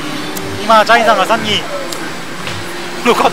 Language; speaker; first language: Japanese; non-native, learner; Korean